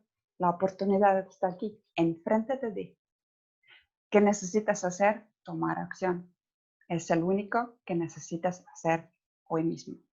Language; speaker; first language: Spanish; non-native, fluent; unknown